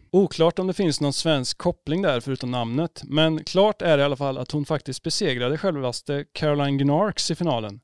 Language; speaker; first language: Swedish; native; Swedish